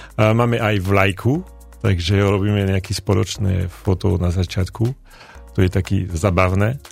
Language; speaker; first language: Slovak; non-native, learner; French